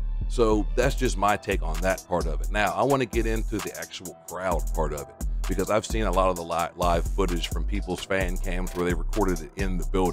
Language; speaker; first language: English; native; English